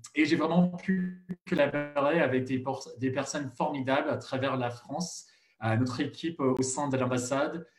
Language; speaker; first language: French; non-native, fluent; English